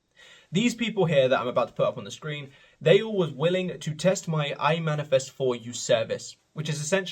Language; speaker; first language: English; native; English